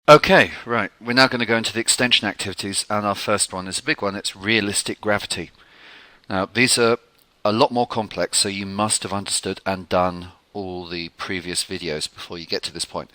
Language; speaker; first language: English; native; English